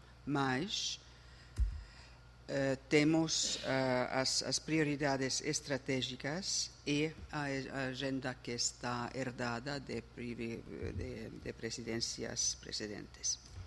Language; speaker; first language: Portuguese; non-native, learner; Finnish